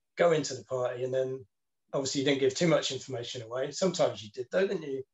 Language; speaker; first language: English; native; English